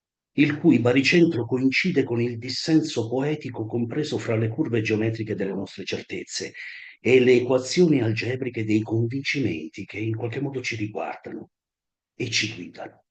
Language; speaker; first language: Italian; native; Italian